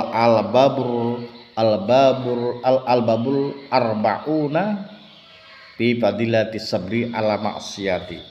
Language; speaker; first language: Arabic; non-native, fluent; Banjar